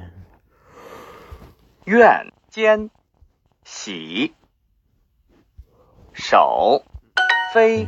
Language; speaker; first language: Chinese; non-native, learner; English